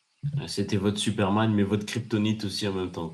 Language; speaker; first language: French; native; French